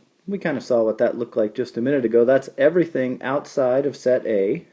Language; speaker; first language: English; native; English